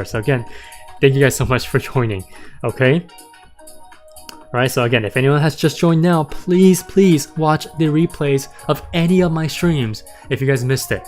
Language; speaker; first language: English; native; English